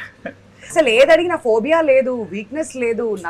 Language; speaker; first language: Telugu; native; Telugu